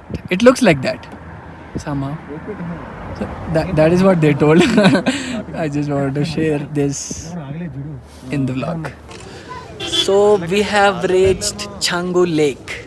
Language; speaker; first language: English; non-native, local second language; Telugu